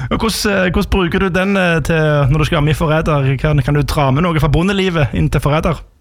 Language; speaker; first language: Norwegian; native; Norwegian